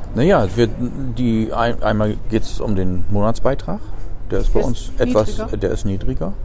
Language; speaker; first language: German; native; German